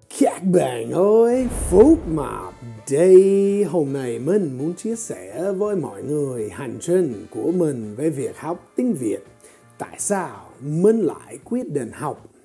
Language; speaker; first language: Vietnamese; non-native, fluent; English